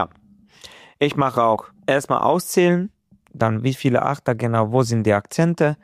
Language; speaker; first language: German; non-native, fluent; Hungarian